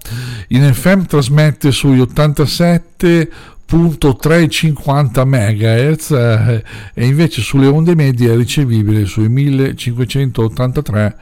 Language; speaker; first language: Italian; native; Italian